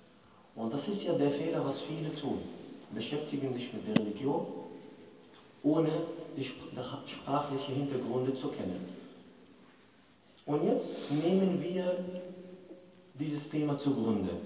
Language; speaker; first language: German; non-native, fluent; Arabic